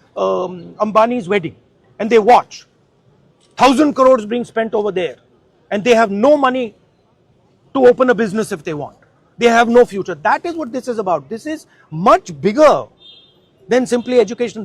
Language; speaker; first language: English; non-native, local second language; Hindi